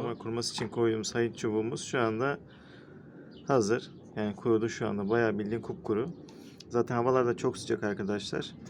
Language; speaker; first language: Turkish; native; Turkish